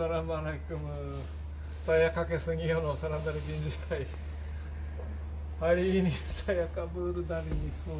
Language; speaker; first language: Indonesian; non-native, learner; Japanese